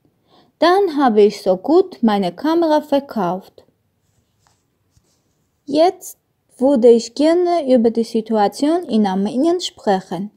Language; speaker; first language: German; non-native, learner; Armenian